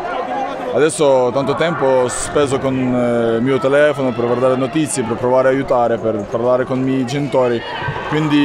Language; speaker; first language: Italian; non-native, fluent; Ukrainian